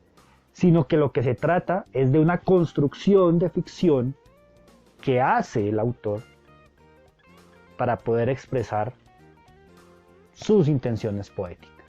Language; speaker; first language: Spanish; native; Spanish